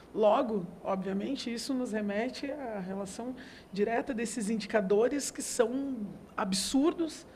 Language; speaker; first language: Portuguese; native; Portuguese